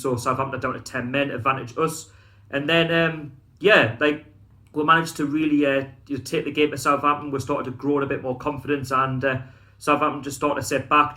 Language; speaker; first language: English; native; English